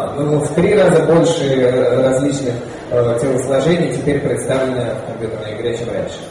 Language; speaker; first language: Russian; native; Russian